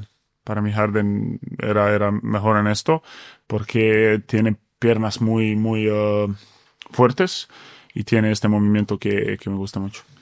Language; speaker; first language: Spanish; non-native, fluent; Bosnian